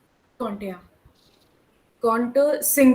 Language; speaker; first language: German; non-native, learner; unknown